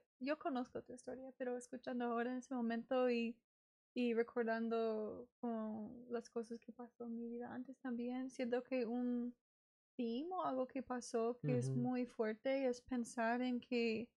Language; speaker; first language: Spanish; non-native, learner; English